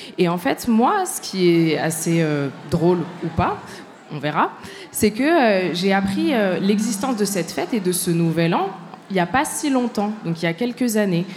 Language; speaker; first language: French; early bilingual, other home language; Arabic